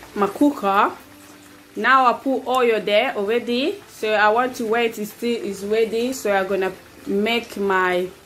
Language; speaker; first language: English; non-native, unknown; Lingala